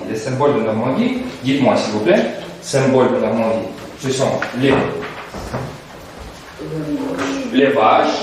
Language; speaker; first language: French; non-native, fluent; Russian